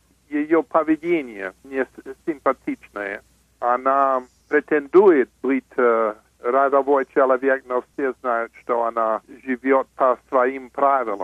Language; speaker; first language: Russian; non-native, fluent; English